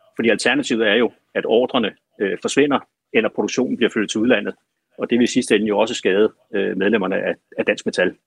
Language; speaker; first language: Danish; native; Danish